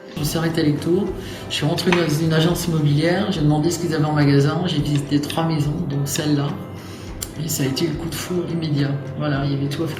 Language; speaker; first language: French; native; French